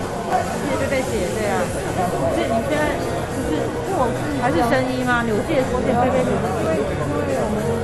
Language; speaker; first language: Chinese; native; Chinese